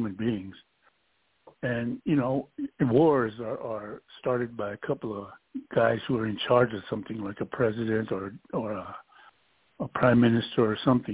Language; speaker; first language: English; early bilingual, other home language; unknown